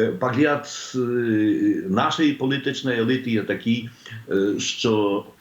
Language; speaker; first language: Ukrainian; non-native, learner; Polish